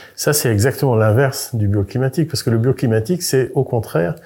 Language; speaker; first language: French; native; French